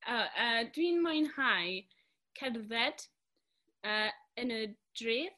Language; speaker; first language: Welsh; non-native, learner; English